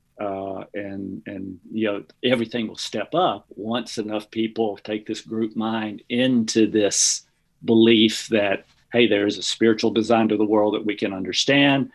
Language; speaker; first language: English; native; English